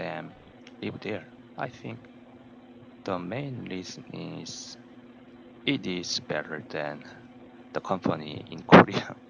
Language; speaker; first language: English; non-native, learner; Korean